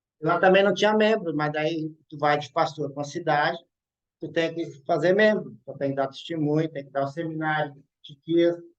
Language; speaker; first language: Portuguese; native; Portuguese